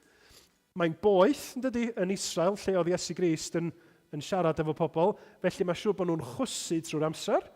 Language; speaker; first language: Welsh; native; Welsh